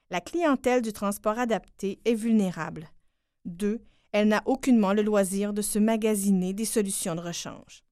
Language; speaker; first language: French; native; French